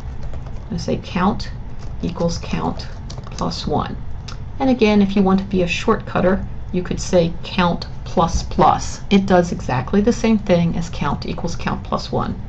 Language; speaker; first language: English; native; English